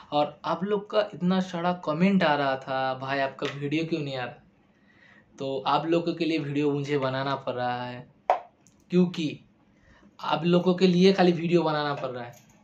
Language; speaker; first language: Hindi; non-native, local second language; Bangla